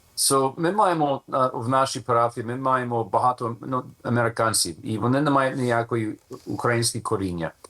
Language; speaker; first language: Ukrainian; non-native, learner; English